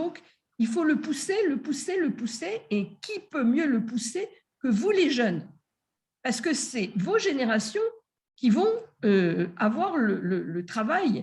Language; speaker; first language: French; native; French